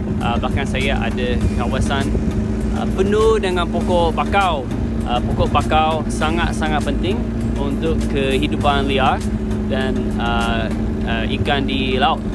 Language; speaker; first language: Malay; non-native, fluent; English